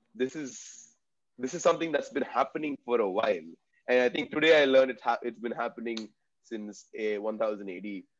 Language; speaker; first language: English; non-native, local second language; Tamil